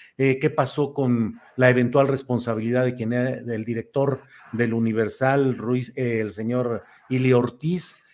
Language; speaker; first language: Spanish; native; Spanish